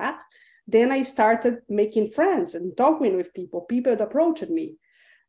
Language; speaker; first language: English; non-native, fluent; Portuguese